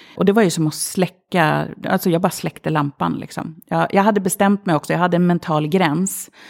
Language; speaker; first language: Swedish; early bilingual, other home language; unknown